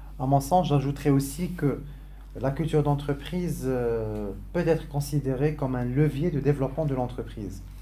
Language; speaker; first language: French; non-native, local second language; Arabic